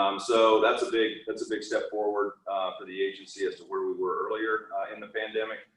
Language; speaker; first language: English; native; English